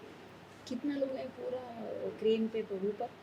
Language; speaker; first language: Hindi; non-native, local second language; Telugu